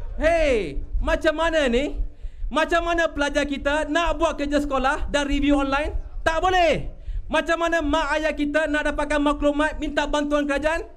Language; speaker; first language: Malay; non-native, local second language; Tamil